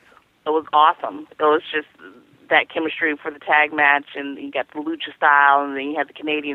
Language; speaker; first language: English; native; English